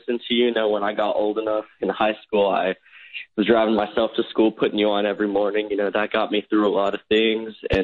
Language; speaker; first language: English; native; English